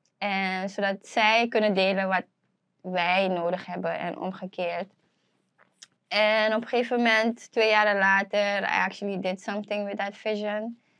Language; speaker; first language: Dutch; native; Dutch